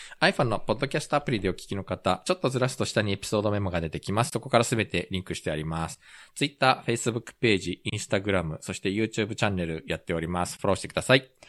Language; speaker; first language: Japanese; native; Japanese